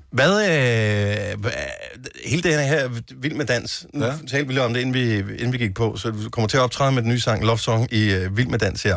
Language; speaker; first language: Danish; native; Danish